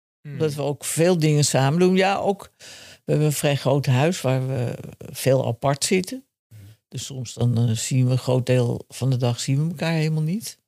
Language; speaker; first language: Dutch; native; Dutch